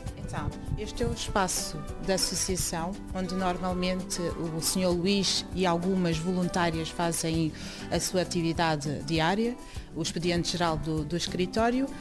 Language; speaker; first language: Portuguese; early bilingual, other home language; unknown